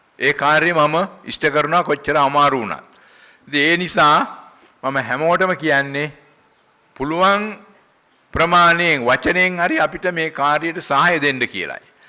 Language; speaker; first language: Sinhala; native; Sinhala